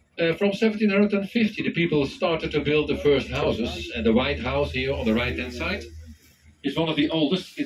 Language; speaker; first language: English; non-native, fluent; Dutch